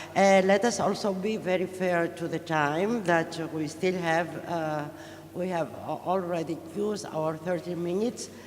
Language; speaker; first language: English; non-native, fluent; Greek